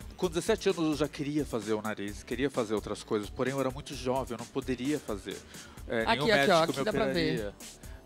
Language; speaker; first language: Portuguese; native; Portuguese